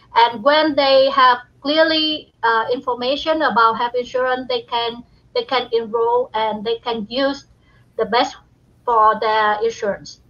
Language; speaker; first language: English; non-native, learner; Vietnamese